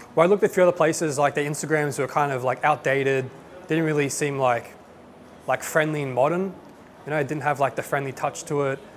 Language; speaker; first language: English; native; English